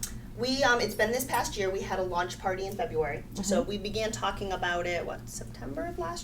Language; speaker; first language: English; native; English